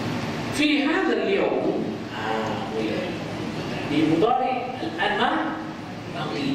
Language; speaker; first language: Arabic; non-native, fluent; Malay